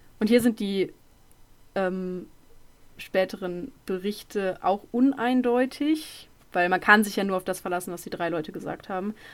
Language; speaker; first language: German; native; German